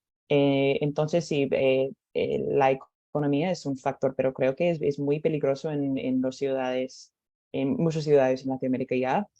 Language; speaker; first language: Spanish; non-native, learner; English